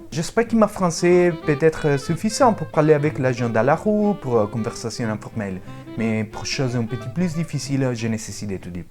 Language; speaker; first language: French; non-native, learner; Italian